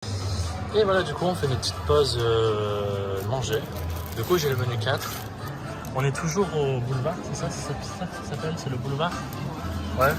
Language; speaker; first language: French; native; French